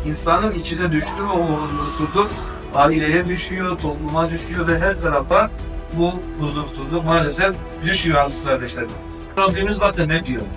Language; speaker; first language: Turkish; native; Turkish